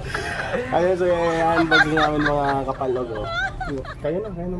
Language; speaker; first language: Filipino; native; Filipino